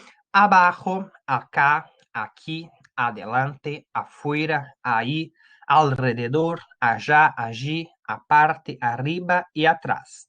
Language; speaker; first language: Spanish; non-native, fluent; Portuguese